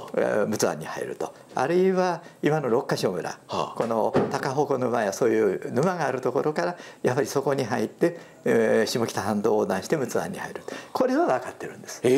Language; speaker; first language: Japanese; native; Japanese